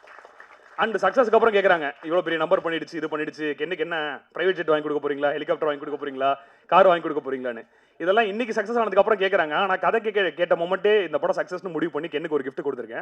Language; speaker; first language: Tamil; native; Tamil